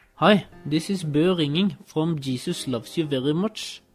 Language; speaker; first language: English; non-native, fluent; Norwegian